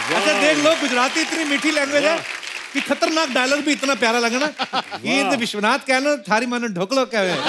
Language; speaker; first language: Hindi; non-native, local second language; Punjabi